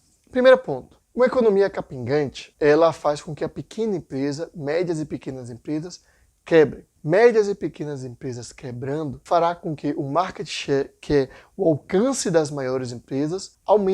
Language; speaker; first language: Portuguese; native; Portuguese